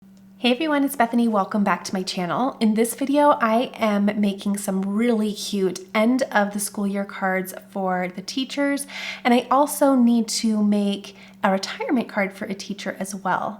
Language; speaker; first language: English; native; English